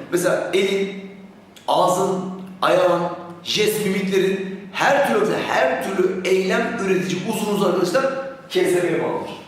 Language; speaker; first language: Turkish; native; Turkish